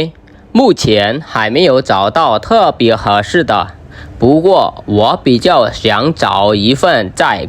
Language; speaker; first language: Chinese; non-native, fluent; Khmer